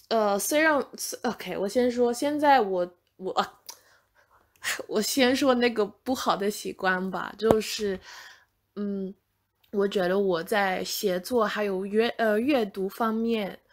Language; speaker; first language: Chinese; non-native, fluent; English